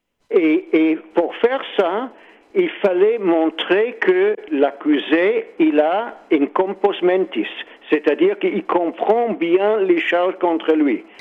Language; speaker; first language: French; non-native, learner; English